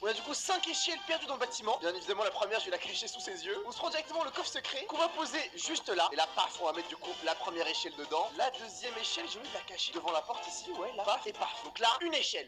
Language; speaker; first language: French; native; French